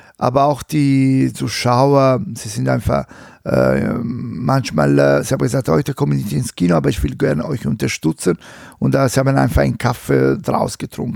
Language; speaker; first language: German; non-native, fluent; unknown